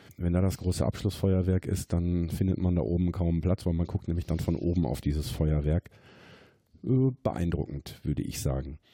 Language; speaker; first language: German; native; German